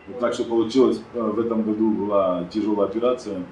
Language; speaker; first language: Russian; non-native, fluent; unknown